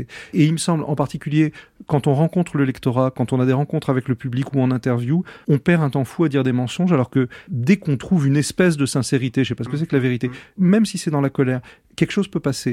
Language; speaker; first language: French; native; French